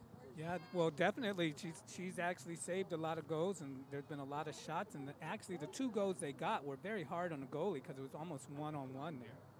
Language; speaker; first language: English; native; English